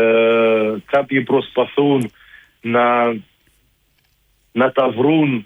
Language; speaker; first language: Greek; non-native, learner; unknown